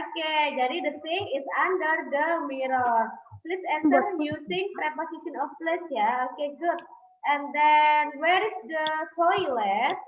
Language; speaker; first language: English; non-native, fluent; Indonesian